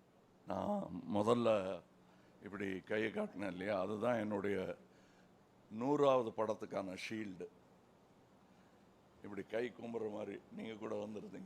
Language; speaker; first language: Tamil; native; Tamil